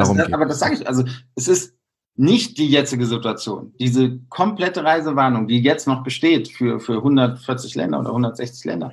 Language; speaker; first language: German; native; German